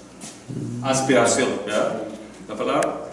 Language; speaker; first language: Spanish; non-native, learner; English